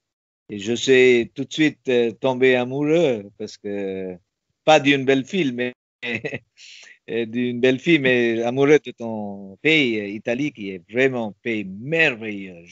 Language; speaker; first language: French; non-native, fluent; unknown